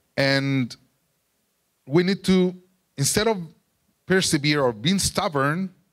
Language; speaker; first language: English; non-native, fluent; Spanish